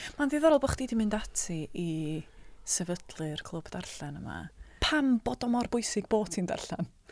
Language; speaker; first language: Welsh; native; Welsh